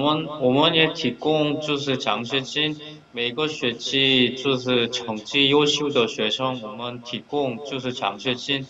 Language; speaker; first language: Chinese; non-native, fluent; Korean